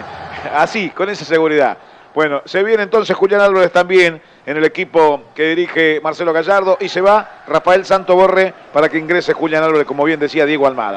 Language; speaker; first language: Spanish; native; Spanish